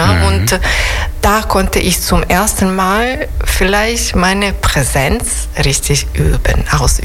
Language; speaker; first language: German; non-native, fluent; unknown